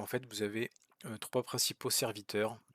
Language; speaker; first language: French; native; French